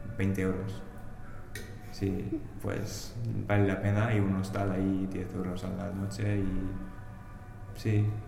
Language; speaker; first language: Spanish; non-native, learner; English